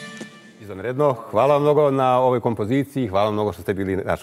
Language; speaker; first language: Bosnian; native; Bosnian